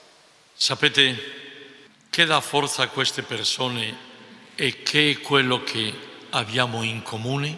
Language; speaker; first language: Italian; non-native, fluent; Spanish